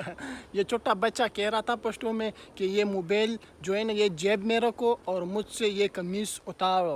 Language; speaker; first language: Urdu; non-native, local second language; Pashto